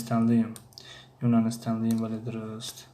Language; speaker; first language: Turkish; non-native, fluent; Tajik